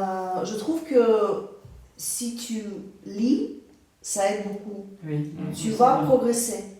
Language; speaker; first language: French; non-native, fluent; Russian